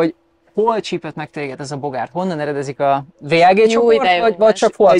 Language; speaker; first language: Hungarian; native; Hungarian